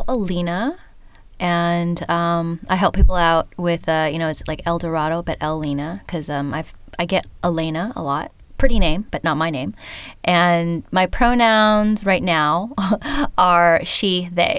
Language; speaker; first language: English; early bilingual, other home language; Khmer